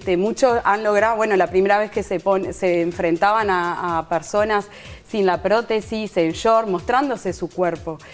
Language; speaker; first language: Spanish; native; Spanish